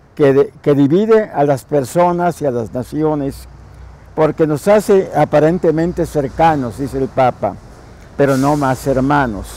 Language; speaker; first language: Spanish; native; Spanish